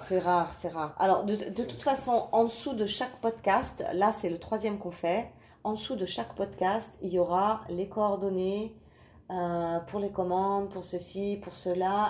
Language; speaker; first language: French; native; French